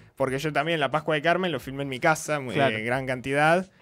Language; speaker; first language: Spanish; native; Spanish